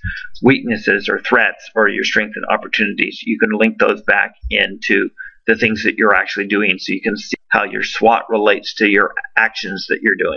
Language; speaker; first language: English; native; English